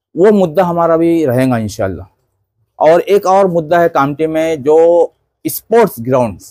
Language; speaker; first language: Hindi; native; Hindi